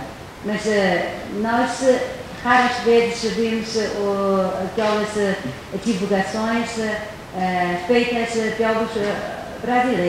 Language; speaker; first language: Portuguese; non-native, fluent; Chinese